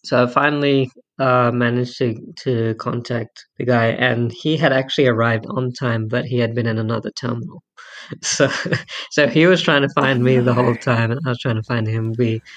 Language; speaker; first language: English; native; English